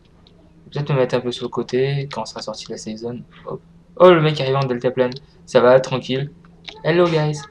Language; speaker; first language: French; native; French